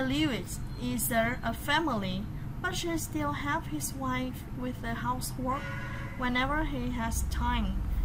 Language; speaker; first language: English; non-native, fluent; Vietnamese